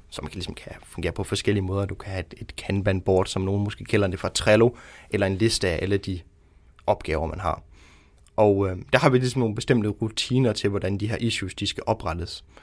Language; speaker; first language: Danish; native; Danish